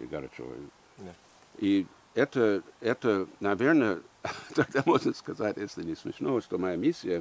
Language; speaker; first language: Russian; early bilingual, heritage; English